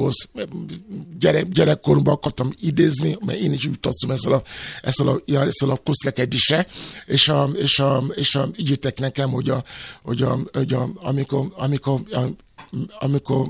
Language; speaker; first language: Hungarian; non-native, fluent; Yoruba